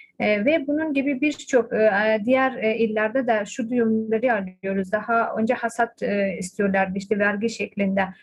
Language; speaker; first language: Turkish; non-native, fluent; Persian